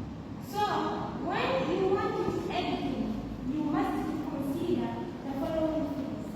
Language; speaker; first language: English; non-native, local second language; Swahili